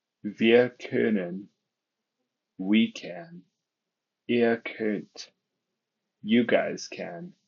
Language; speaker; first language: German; non-native, fluent; English